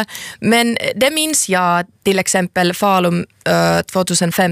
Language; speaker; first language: Swedish; non-native, local second language; Finnish